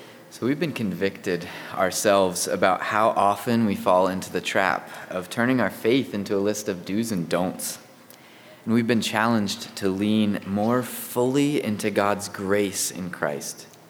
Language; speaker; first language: English; native; English